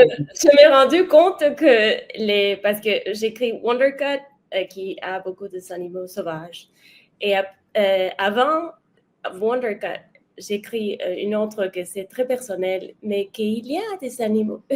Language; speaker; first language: French; non-native, learner; Spanish